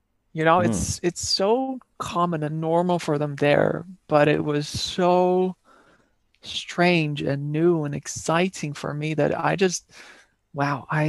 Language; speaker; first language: English; non-native, fluent; Dutch